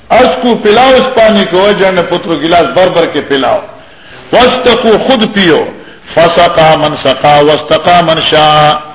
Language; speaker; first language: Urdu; non-native, local second language; Northern Hindko